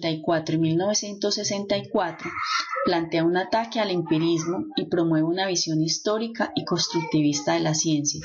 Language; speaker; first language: Spanish; native; Spanish